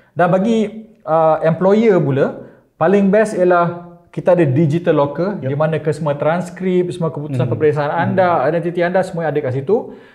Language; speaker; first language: Malay; native; Malay